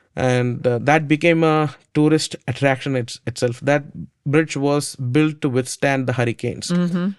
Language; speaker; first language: English; non-native, local second language; Malayalam